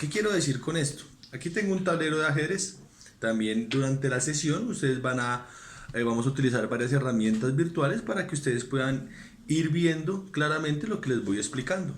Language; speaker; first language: Spanish; native; Spanish